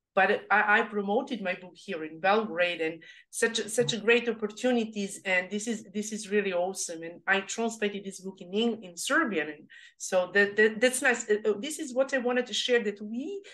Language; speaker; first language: English; non-native, learner; Serbian